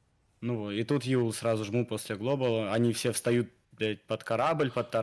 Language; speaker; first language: Russian; native; Russian